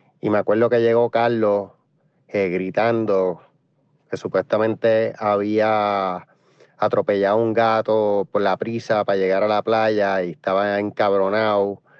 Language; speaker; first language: Spanish; native; Spanish